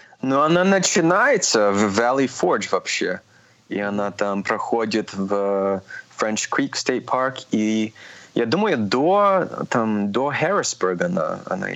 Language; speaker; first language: Russian; early bilingual, heritage; Russian